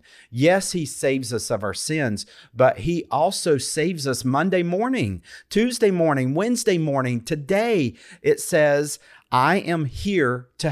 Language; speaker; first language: English; native; English